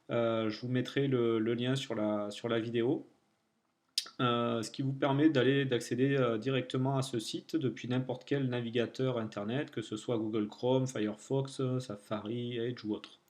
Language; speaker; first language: French; native; French